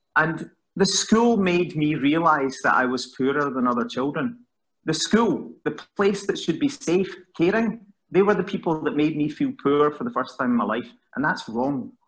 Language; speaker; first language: English; native; English